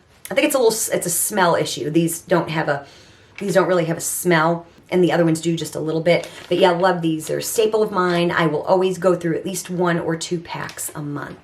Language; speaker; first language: English; native; English